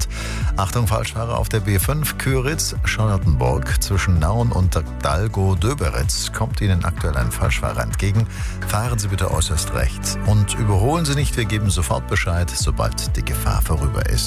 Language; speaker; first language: German; native; German